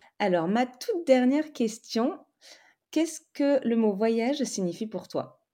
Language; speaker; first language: French; native; French